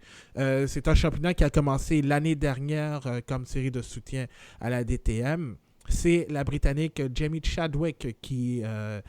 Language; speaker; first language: French; native; French